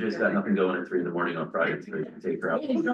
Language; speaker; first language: English; native; English